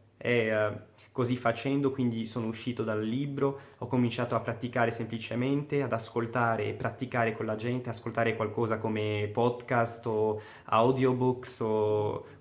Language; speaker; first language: Italian; non-native, fluent; Arabic